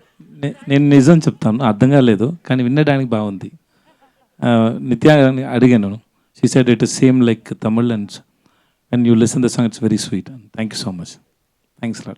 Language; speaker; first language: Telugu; non-native, learner; Tamil